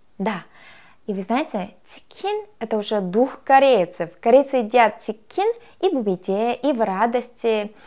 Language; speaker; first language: Russian; non-native, fluent; Korean